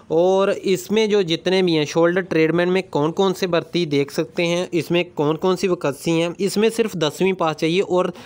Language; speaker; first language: Hindi; non-native, local second language; Punjabi